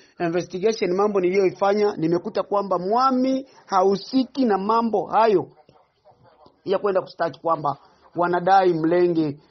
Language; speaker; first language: Swahili; non-native, local second language; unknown